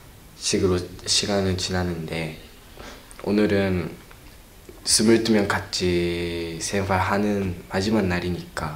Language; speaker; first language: Korean; non-native, learner; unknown